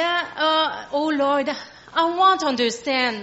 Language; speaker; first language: English; non-native, learner; French